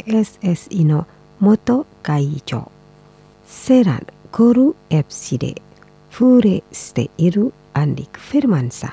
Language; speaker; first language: Japanese; non-native, fluent; Indonesian